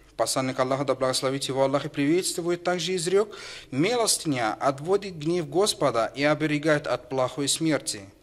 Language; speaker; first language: Russian; non-native, fluent; Arabic